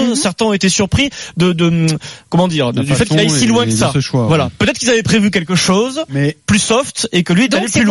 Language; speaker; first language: French; native; French